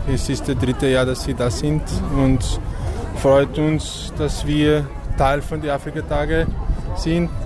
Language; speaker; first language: German; non-native, learner; Portuguese